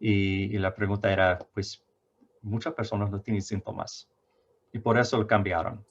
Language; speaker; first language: Spanish; non-native, fluent; English